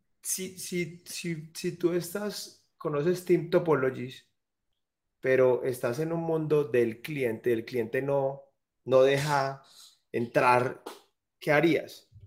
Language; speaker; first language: Spanish; native; Spanish